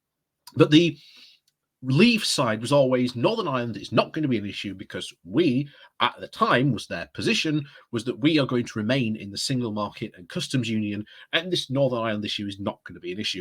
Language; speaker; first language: English; native; English